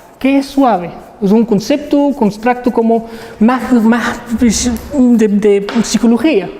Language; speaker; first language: Spanish; non-native, learner; Arabic